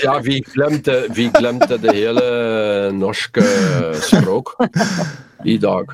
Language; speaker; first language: Norwegian; non-native, learner; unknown